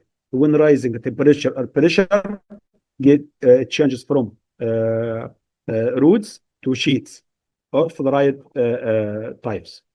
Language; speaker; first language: English; non-native, fluent; Arabic